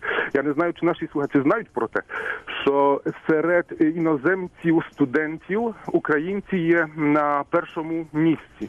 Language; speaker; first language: Ukrainian; non-native, fluent; Polish